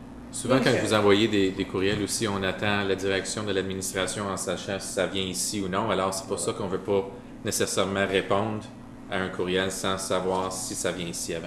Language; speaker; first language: French; native; French